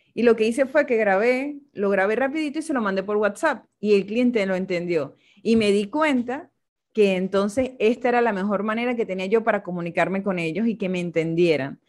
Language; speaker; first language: Spanish; native; Spanish